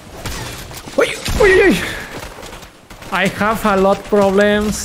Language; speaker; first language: English; non-native, learner; Spanish